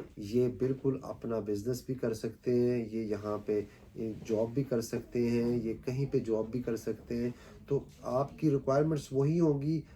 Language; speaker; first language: Urdu; native; Urdu